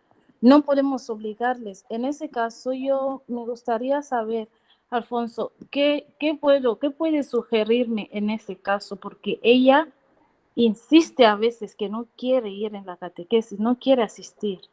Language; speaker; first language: Spanish; non-native, fluent; Portuguese